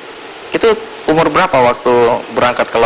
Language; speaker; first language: Indonesian; native; Indonesian